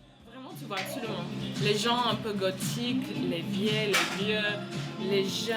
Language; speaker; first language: French; early bilingual, heritage; French